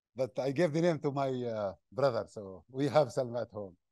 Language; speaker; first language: English; non-native, fluent; Arabic